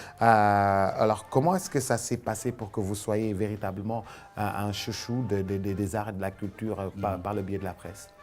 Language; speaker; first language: French; non-native, local second language; Wolof